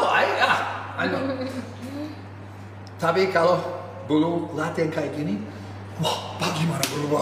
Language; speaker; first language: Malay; non-native, fluent; English